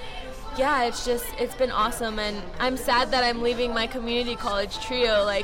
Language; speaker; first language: English; native; English